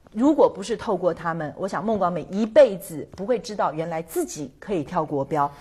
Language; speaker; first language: Chinese; native; Chinese